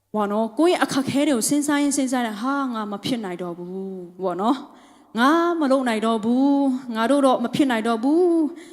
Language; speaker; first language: Burmese; non-native, local second language; Tedim Chin